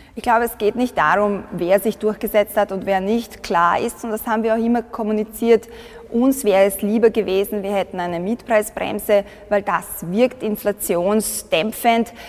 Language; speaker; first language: German; early bilingual, other home language; Bosnian